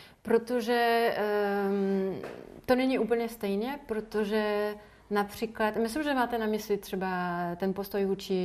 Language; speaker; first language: Czech; non-native, fluent; French